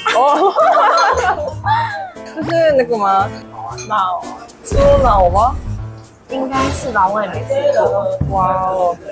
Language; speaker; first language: Chinese; non-native, fluent; Korean